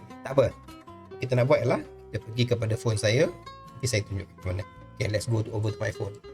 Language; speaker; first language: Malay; native; Malay